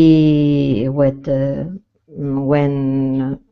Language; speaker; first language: English; non-native, learner; Spanish